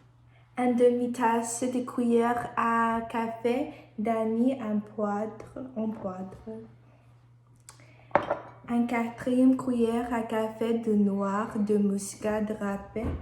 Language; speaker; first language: French; non-native, learner; English